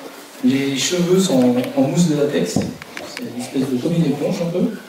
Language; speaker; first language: French; native; French